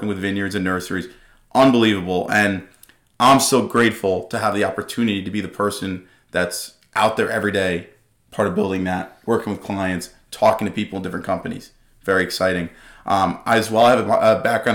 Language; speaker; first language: English; native; English